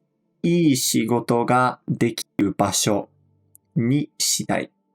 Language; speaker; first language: Japanese; non-native, fluent; English